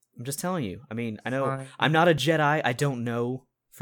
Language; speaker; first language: English; native; English